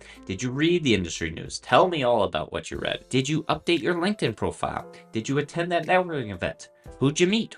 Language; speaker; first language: English; native; English